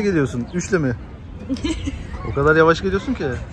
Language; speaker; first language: Turkish; native; Turkish